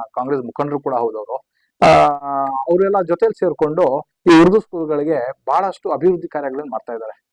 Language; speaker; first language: Kannada; non-native, local second language; Urdu